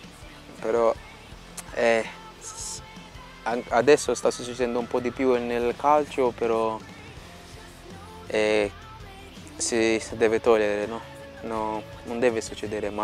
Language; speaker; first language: Italian; non-native, fluent; Portuguese